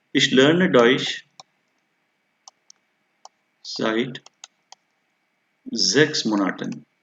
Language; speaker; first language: German; non-native, fluent; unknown